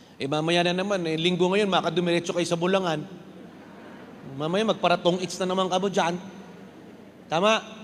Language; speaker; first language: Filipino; non-native, local second language; Bikol